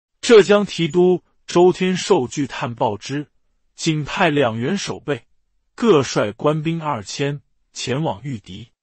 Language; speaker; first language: Chinese; native; Chinese